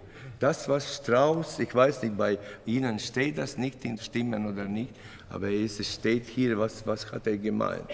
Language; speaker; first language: German; non-native, learner; Latvian